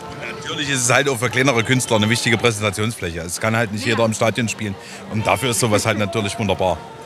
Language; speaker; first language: German; native; German